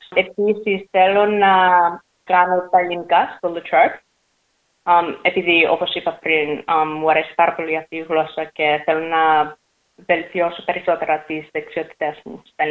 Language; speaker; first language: Greek; early bilingual, heritage; English